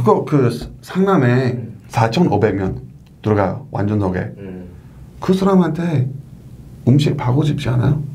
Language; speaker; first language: Korean; non-native, learner; English